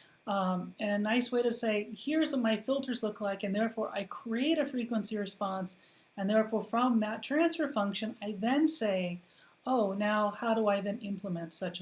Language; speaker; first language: English; native; English